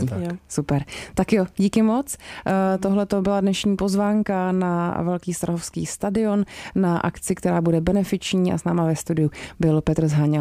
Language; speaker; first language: Czech; native; Czech